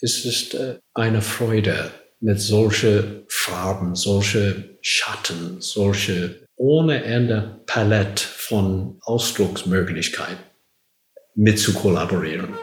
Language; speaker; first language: German; non-native, learner; English